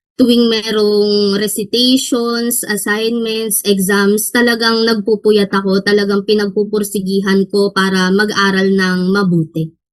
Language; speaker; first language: Filipino; native; Filipino